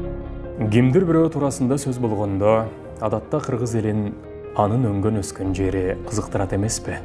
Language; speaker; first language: Kyrgyz; native; Kyrgyz